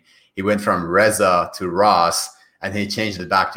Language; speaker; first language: English; non-native, fluent; Persian